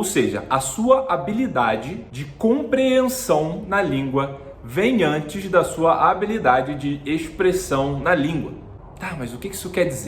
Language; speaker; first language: Portuguese; native; Portuguese